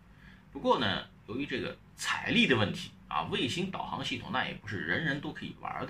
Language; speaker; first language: Chinese; native; Chinese